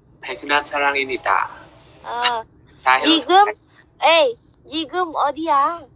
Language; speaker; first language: Korean; non-native, learner; Vietnamese